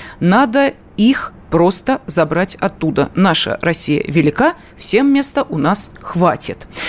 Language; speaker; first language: Russian; native; Russian